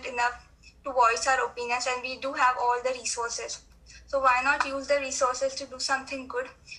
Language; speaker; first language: English; non-native, local second language; Hindi